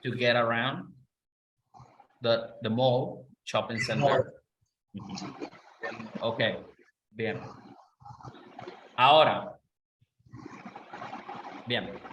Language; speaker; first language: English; non-native, fluent; Spanish